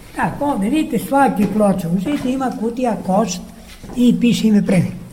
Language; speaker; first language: Serbian; early bilingual, heritage; Serbian